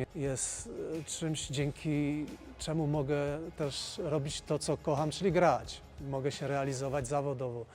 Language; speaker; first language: Polish; native; Polish